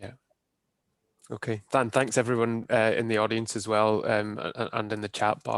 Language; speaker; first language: English; native; English